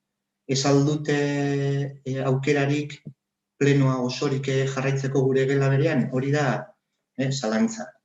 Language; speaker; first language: Basque; native; Basque